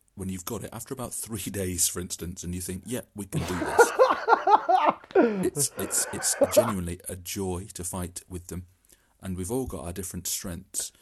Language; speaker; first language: English; native; English